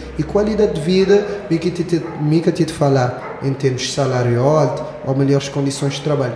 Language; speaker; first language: Portuguese; non-native, local second language; Kabuverdianu